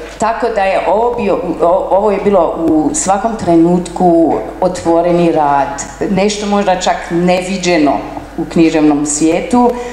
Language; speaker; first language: Croatian; non-native, fluent; German